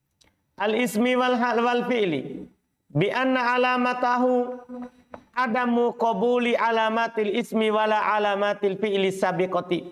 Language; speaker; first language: Arabic; non-native, fluent; Indonesian